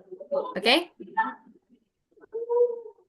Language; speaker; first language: English; non-native, fluent; Indonesian